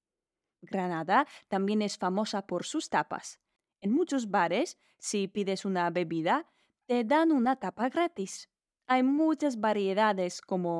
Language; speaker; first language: Spanish; non-native, fluent; Polish